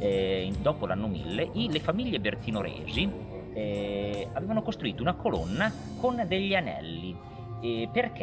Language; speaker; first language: Italian; native; Italian